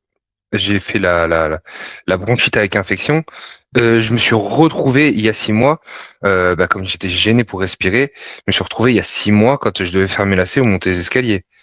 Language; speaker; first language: French; native; French